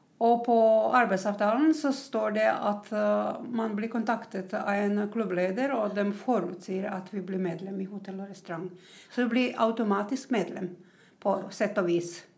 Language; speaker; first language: Norwegian; non-native, fluent; Croatian